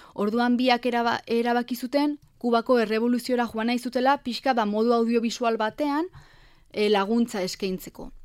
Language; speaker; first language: Basque; native; Basque